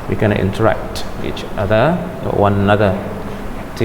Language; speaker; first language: English; non-native, fluent; Indonesian